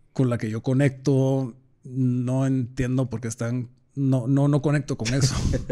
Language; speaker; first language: Spanish; native; Spanish